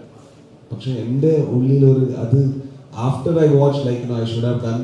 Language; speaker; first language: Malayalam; non-native, learner; Kannada